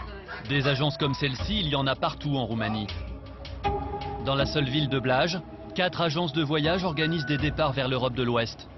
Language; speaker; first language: French; native; French